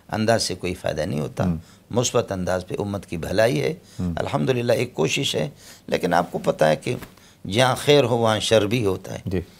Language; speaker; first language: Urdu; non-native, local second language; Brahui